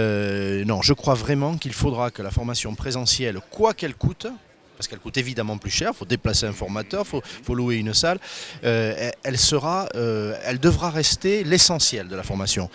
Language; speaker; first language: French; native; French